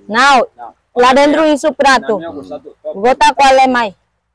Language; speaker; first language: Portuguese; non-native, learner; Vietnamese